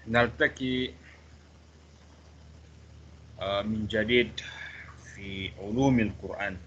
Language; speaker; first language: Arabic; non-native, fluent; Malay